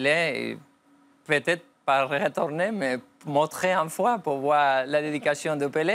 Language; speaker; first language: French; non-native, fluent; Spanish